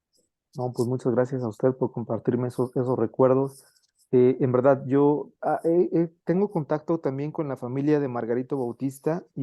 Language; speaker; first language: Spanish; native; Spanish